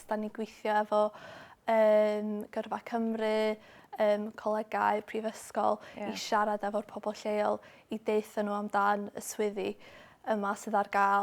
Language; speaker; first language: Welsh; non-native, local second language; English